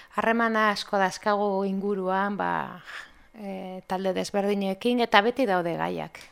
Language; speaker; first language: Basque; non-native, local second language; Spanish